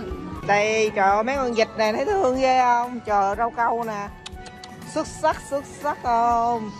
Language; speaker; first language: Vietnamese; native; Vietnamese